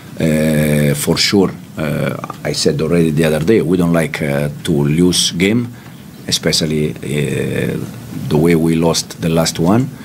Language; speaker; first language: English; non-native, fluent; Italian